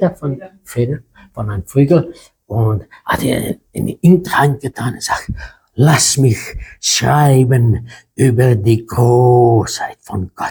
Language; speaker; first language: German; non-native, fluent; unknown